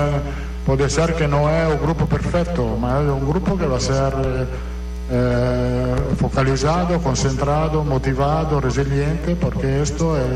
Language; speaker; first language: Portuguese; non-native, learner; Italian